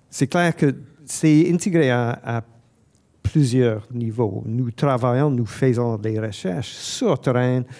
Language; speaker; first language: French; non-native, fluent; English